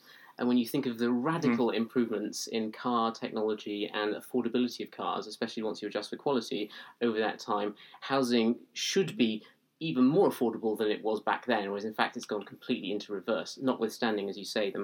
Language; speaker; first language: English; native; English